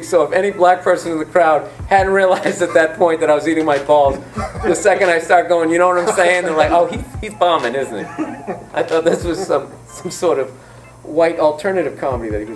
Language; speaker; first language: English; native; English